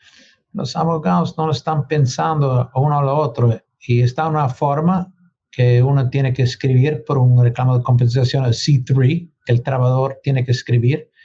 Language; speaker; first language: Spanish; non-native, learner; English